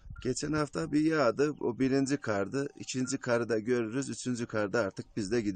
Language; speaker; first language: Turkish; native; Turkish